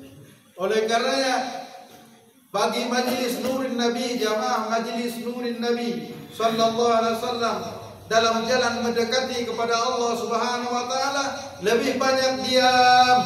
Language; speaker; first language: Indonesian; non-native, local second language; Achinese